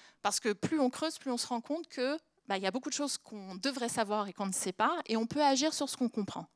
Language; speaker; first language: French; native; French